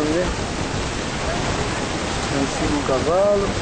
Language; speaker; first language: Portuguese; native; Portuguese